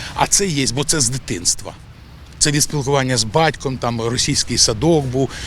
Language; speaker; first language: Ukrainian; non-native, local second language; Russian